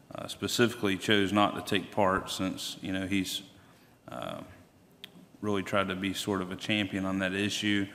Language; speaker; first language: English; native; English